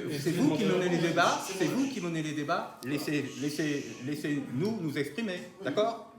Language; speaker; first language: French; native; French